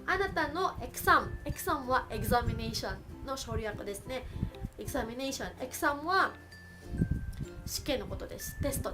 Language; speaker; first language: Japanese; early bilingual, other home language; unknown